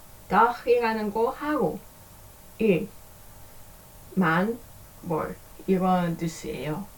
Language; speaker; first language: Korean; non-native, learner; Dutch